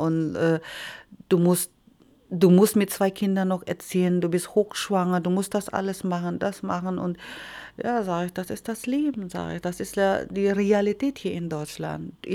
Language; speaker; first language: German; non-native, fluent; Iloko